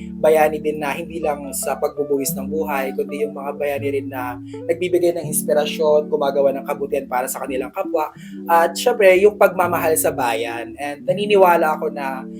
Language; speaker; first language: Filipino; non-native, local second language; Iloko